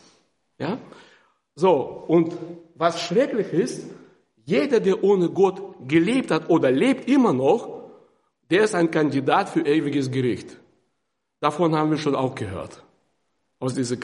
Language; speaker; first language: German; non-native, fluent; Russian